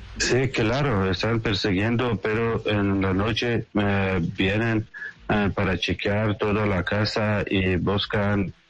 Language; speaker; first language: Spanish; non-native, learner; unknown